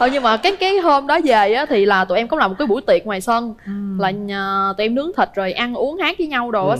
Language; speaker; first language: Vietnamese; native; Vietnamese